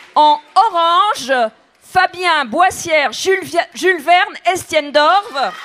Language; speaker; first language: French; native; French